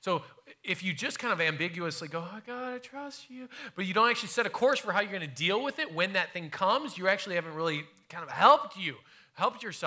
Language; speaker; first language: English; native; English